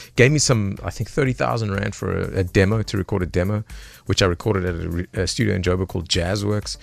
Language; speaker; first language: English; native; English